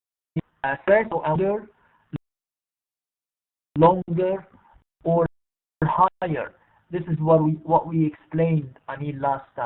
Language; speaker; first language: English; non-native, fluent; Arabic